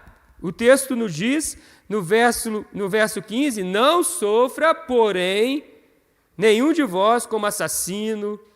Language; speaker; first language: Portuguese; native; Portuguese